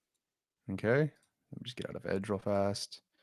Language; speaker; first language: English; native; English